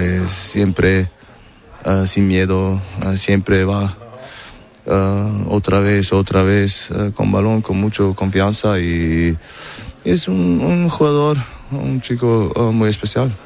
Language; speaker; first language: Spanish; non-native, learner; German